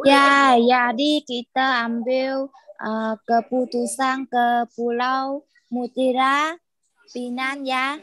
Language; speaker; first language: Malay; non-native, learner; Vietnamese